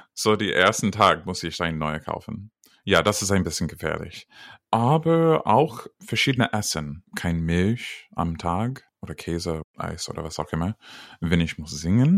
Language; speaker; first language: German; non-native, fluent; English